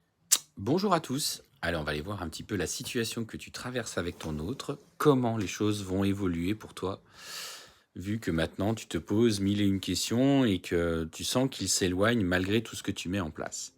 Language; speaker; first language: French; native; French